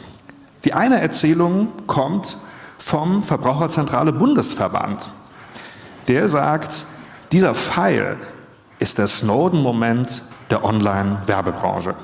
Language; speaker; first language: German; native; German